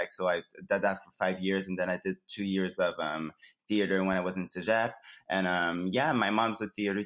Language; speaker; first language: English; native; English